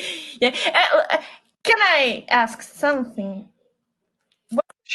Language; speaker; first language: English; non-native, learner; Portuguese